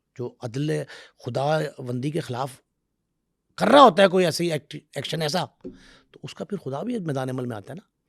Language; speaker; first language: Urdu; non-native, local second language; Punjabi